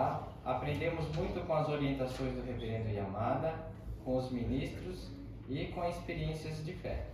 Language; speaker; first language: Portuguese; native; Portuguese